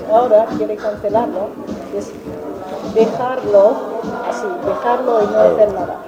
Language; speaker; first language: Spanish; non-native, fluent; German